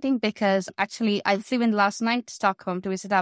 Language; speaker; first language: English; non-native, local second language; Sinhala